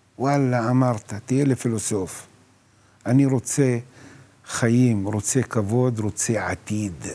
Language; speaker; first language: Hebrew; non-native, local second language; Arabic